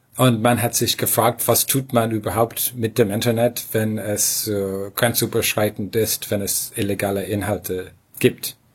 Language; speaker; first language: German; non-native, fluent; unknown